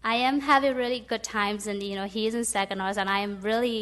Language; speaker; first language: English; non-native, fluent; Burmese